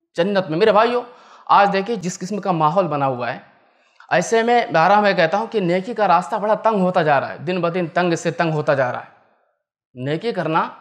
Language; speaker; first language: Hindi; native; Hindi